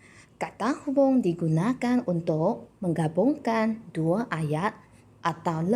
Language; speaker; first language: Indonesian; non-native, local second language; Chinese